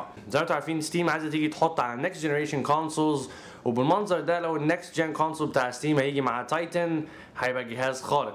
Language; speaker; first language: Arabic; native; Arabic